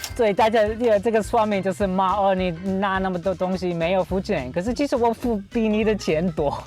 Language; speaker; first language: Chinese; non-native, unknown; English